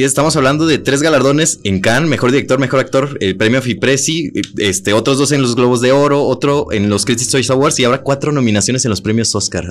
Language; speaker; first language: Spanish; native; Spanish